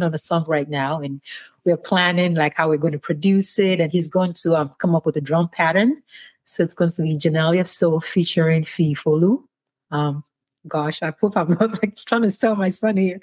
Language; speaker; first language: English; non-native, local second language; Yoruba